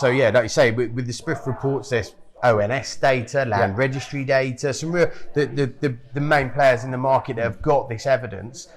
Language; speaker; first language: English; native; English